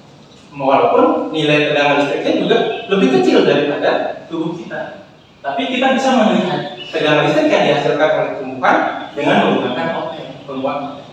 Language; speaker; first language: Indonesian; native; Indonesian